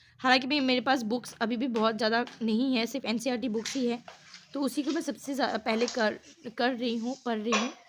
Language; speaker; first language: Hindi; non-native, local second language; Assamese